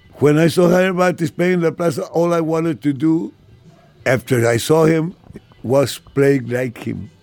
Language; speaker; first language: English; non-native, fluent; Spanish